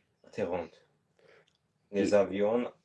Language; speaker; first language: French; non-native, learner; Azerbaijani